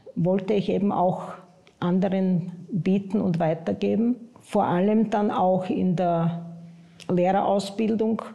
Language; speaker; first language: German; non-native, local second language; Croatian